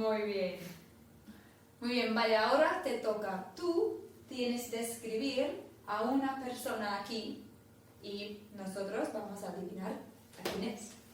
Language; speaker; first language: Spanish; non-native, fluent; English